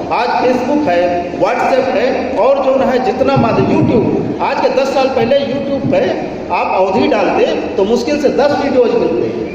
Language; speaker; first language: Hindi; native; Hindi